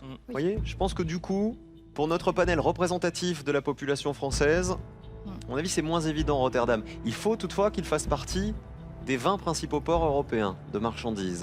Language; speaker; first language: French; native; French